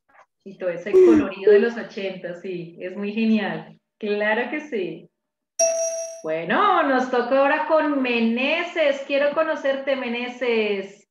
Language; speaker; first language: Spanish; native; Spanish